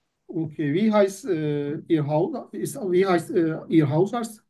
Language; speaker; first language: German; non-native, learner; Turkish